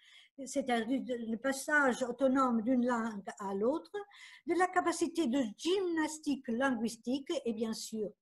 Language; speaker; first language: French; non-native, fluent; Portuguese